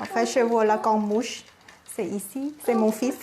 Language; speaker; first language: French; non-native, fluent; Thai